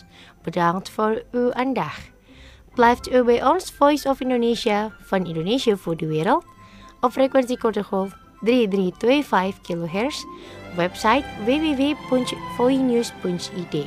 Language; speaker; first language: Dutch; non-native, fluent; Indonesian